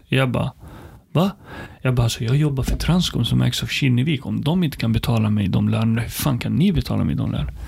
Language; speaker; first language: Swedish; early bilingual, other home language; Arabic